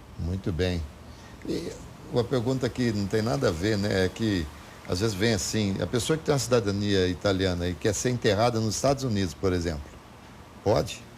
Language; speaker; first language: Portuguese; native; Portuguese